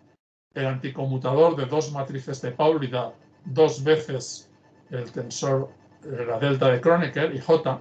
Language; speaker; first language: Spanish; native; Spanish